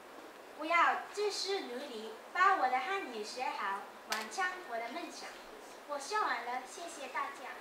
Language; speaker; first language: Chinese; non-native, fluent; Japanese